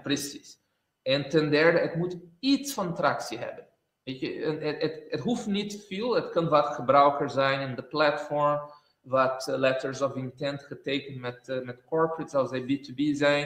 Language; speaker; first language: Dutch; non-native, fluent; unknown